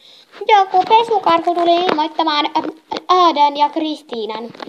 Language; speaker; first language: Finnish; native; Finnish